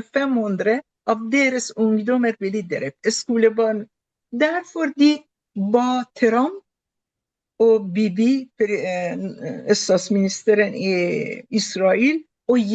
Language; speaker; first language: Norwegian; non-native, fluent; Persian